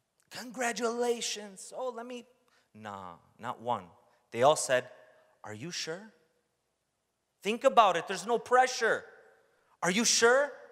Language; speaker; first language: English; early bilingual, other home language; Romanian